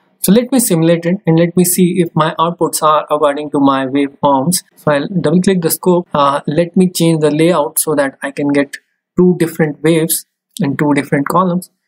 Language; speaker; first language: English; non-native, local second language; Hindi